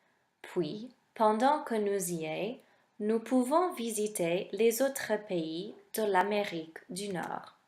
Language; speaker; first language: French; non-native, fluent; English